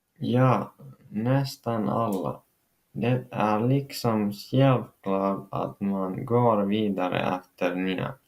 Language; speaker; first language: Swedish; non-native, local second language; Finnish